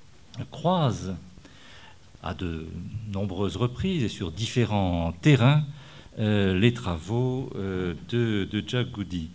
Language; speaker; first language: French; native; French